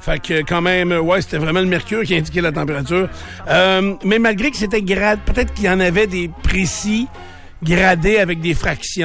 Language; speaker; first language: French; native; French